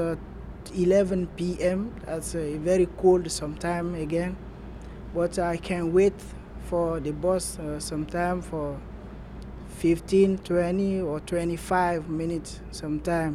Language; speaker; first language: English; non-native, learner; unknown